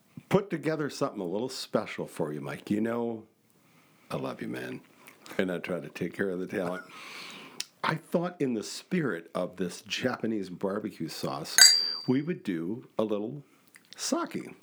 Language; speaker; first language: English; native; English